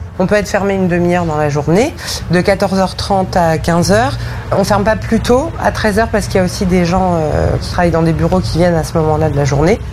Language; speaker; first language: French; native; French